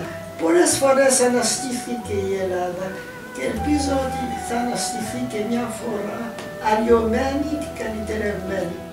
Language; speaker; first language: Greek; early bilingual, heritage; Greek